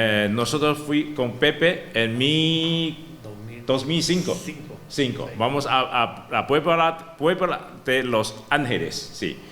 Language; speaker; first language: Spanish; non-native, learner; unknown